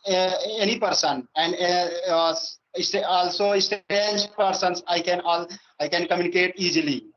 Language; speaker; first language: English; non-native, learner; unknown